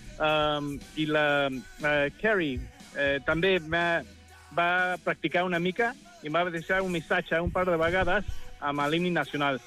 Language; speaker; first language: Catalan; non-native, fluent; Spanish